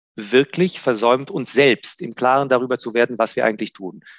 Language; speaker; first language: German; non-native, fluent; Hebrew